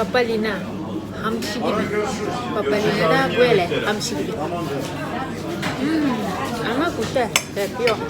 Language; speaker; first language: Turkish; non-native, learner; Indonesian